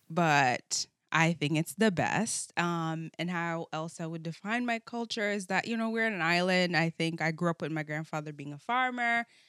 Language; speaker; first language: English; native; English